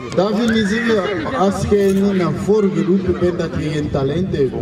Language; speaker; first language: Dutch; non-native, fluent; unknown